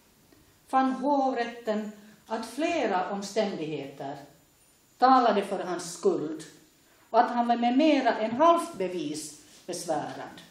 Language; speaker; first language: Swedish; native; Swedish